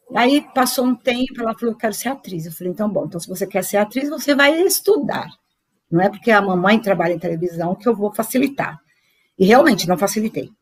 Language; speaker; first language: Portuguese; native; Portuguese